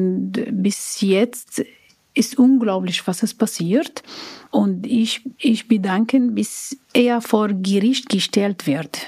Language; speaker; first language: German; non-native, learner; Arabic